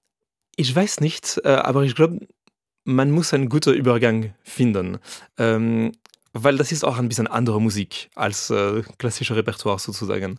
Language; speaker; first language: German; non-native, fluent; French